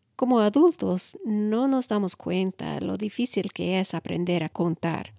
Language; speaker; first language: Spanish; non-native, fluent; English